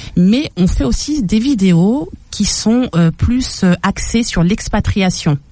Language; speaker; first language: French; native; French